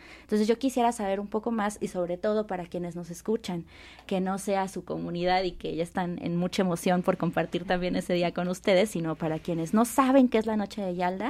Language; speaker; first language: Spanish; native; Spanish